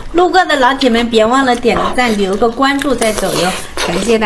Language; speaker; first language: Chinese; native; Chinese